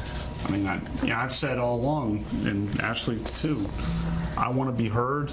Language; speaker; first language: English; native; English